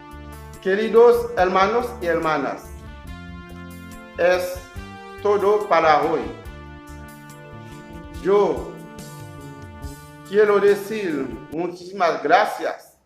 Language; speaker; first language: Spanish; non-native, learner; Haitian Creole